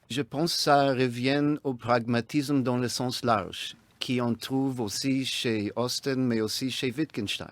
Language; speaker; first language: French; non-native, fluent; English